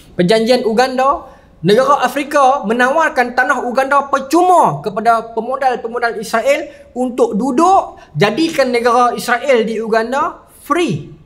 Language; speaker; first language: Malay; native; Malay